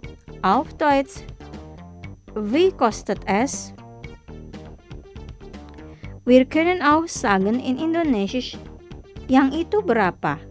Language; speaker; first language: German; non-native, fluent; Indonesian